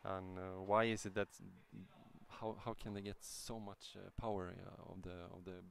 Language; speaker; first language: English; non-native, fluent; Swedish